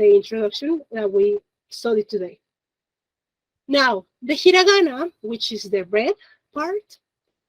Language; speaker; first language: English; non-native, fluent; Spanish